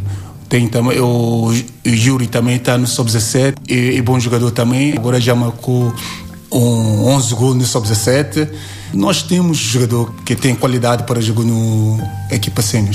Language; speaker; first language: Portuguese; non-native, learner; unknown